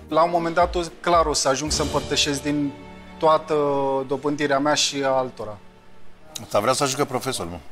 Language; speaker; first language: Romanian; native; Romanian